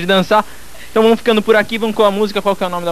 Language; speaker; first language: Portuguese; native; Portuguese